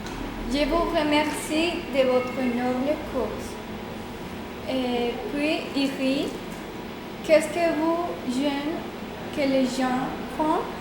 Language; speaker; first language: French; non-native, learner; Spanish